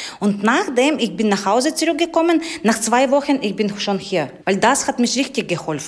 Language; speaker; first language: German; non-native, learner; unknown